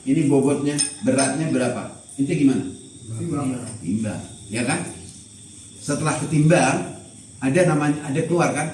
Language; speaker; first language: Indonesian; native; Indonesian